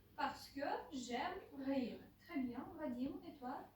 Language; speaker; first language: French; non-native, fluent; Ukrainian